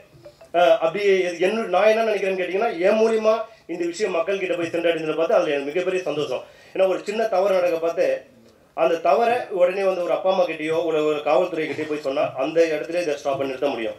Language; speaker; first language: Tamil; native; Tamil